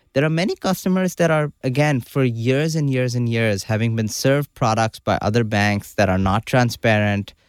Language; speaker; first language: English; non-native, local second language; Urdu